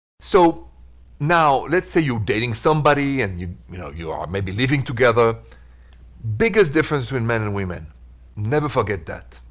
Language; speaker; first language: English; non-native, fluent; French